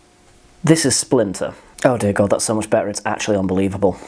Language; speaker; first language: English; native; English